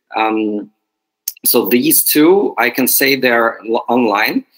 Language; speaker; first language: English; non-native, fluent; Ukrainian